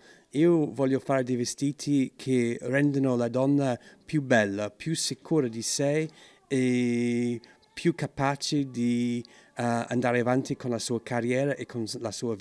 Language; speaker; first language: Italian; non-native, fluent; English